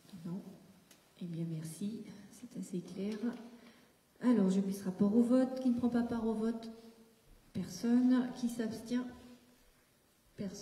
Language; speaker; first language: French; native; French